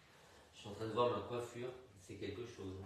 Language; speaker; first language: French; native; French